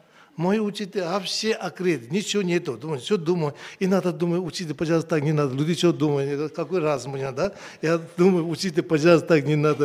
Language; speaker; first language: Russian; non-native, learner; Tibetan